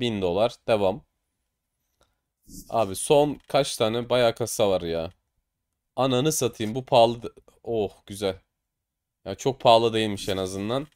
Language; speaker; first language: Turkish; native; Turkish